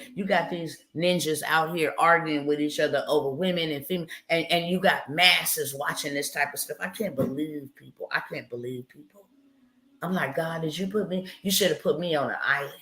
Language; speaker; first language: English; native; English